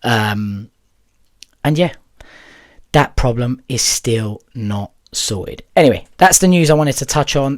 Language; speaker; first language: English; native; English